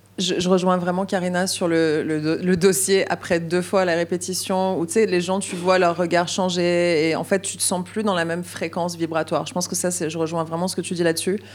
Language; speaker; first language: French; native; French